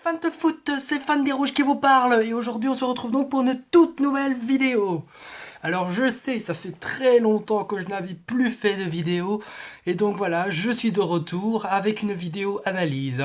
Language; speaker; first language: French; native; French